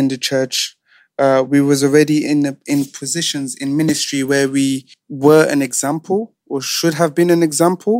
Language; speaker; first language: English; non-native, fluent; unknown